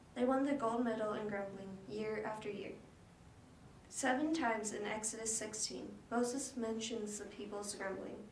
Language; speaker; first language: English; native; English